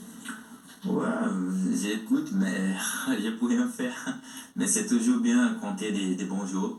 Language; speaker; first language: French; non-native, learner; Portuguese